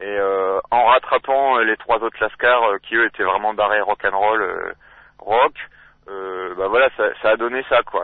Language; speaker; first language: French; native; French